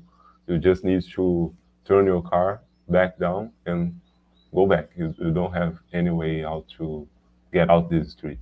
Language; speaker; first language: English; non-native, learner; Portuguese